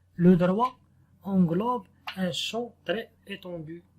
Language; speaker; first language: French; non-native, local second language; Arabic